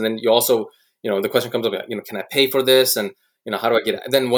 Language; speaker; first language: English; native; English